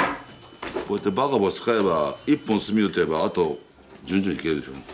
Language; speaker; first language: Japanese; native; Japanese